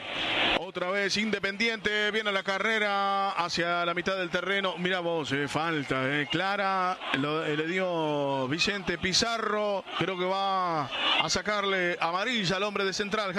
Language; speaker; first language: Spanish; native; Spanish